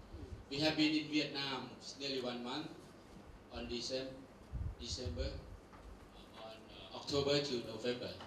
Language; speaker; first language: English; non-native, learner; Thai